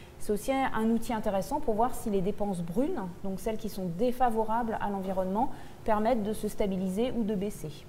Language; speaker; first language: French; native; French